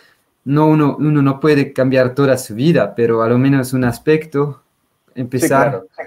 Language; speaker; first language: Spanish; non-native, fluent; Swiss German